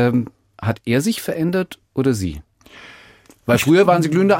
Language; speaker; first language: German; native; German